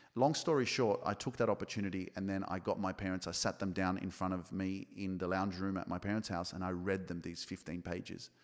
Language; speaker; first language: English; early bilingual, other home language; Polish